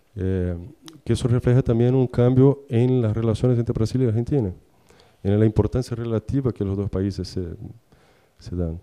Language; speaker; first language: Spanish; non-native, fluent; Portuguese